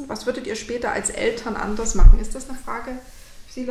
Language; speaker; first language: German; native; German